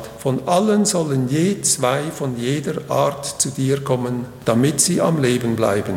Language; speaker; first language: German; native; German